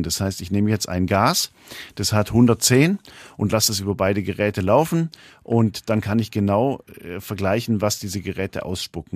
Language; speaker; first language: German; native; German